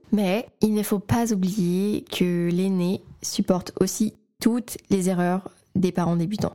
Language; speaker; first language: French; native; French